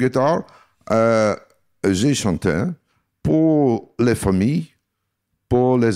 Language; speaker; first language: French; non-native, learner; Russian